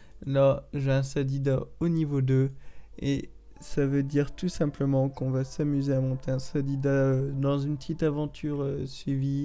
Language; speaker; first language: French; native; French